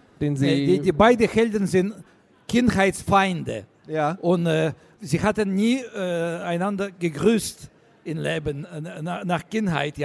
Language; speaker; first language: German; non-native, learner; Russian